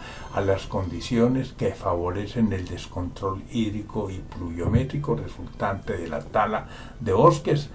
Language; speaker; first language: Spanish; native; Spanish